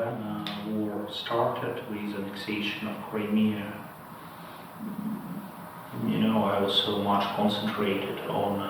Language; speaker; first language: English; non-native, fluent; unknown